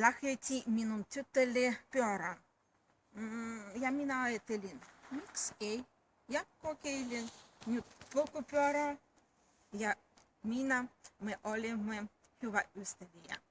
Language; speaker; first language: Finnish; non-native, learner; Russian